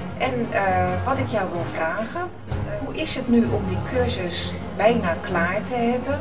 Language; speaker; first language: Dutch; native; Dutch